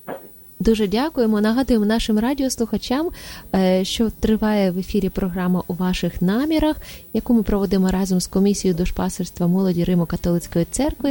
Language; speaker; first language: Ukrainian; native; Ukrainian